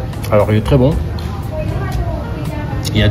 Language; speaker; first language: French; native; French